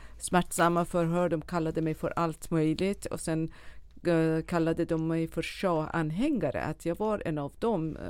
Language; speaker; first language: Swedish; non-native, fluent; Persian